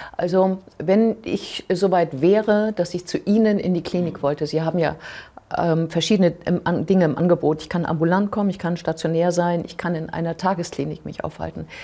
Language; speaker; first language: German; native; German